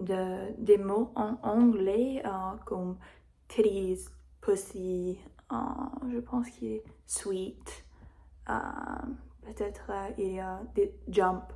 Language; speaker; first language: French; non-native, learner; English